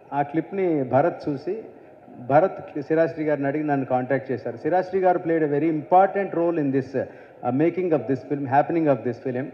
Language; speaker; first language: Telugu; native; Telugu